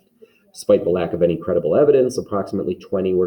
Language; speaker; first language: English; native; English